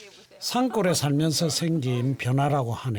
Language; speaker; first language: Korean; native; Korean